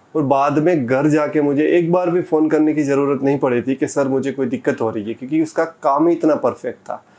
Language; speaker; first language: Hindi; non-native, local second language; Gujarati